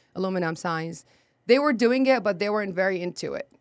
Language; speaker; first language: English; non-native, fluent; Arabic